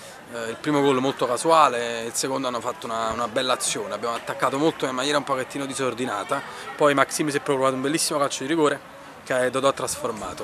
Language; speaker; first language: Italian; native; Italian